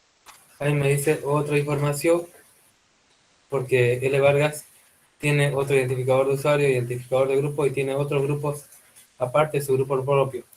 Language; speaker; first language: Spanish; native; Spanish